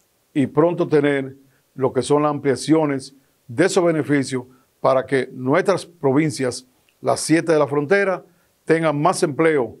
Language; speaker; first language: Spanish; native; Spanish